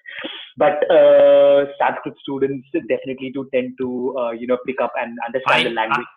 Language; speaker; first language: English; non-native, local second language; Tamil